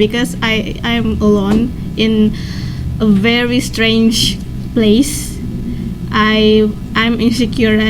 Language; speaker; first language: English; non-native, learner; Indonesian